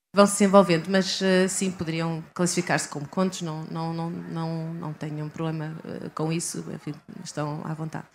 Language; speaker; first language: Portuguese; native; Portuguese